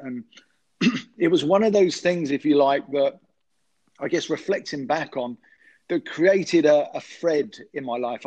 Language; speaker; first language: English; native; English